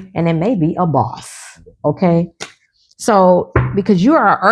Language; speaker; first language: English; native; English